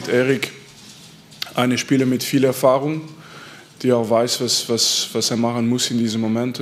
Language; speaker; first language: German; non-native, fluent; French